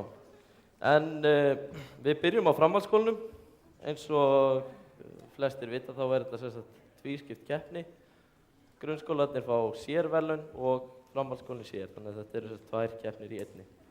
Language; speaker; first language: Icelandic; native; Icelandic